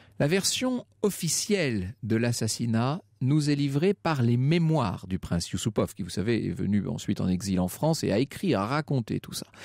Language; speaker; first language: French; native; French